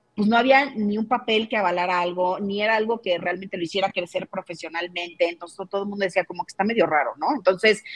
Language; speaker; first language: Spanish; native; Spanish